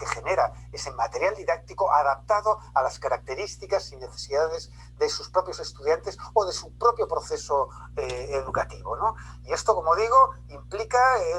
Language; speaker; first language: Spanish; native; Spanish